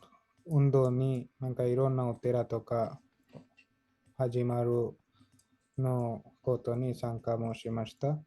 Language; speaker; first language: Japanese; non-native, fluent; Hindi